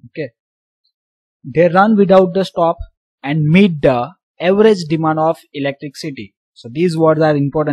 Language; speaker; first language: English; non-native, local second language; Gujarati